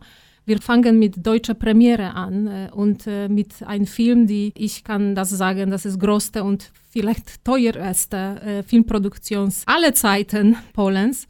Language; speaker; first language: German; non-native, fluent; Polish